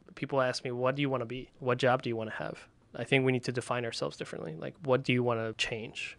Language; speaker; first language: English; early bilingual, other home language; Spanish